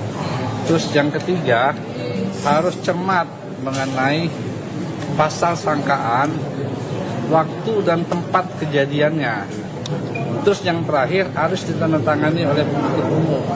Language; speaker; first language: Indonesian; native; Indonesian